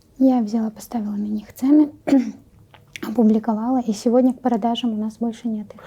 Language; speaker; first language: Russian; non-native, local second language; Chechen